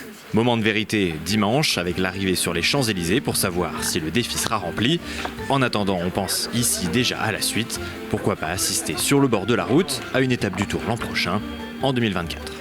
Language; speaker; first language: French; native; French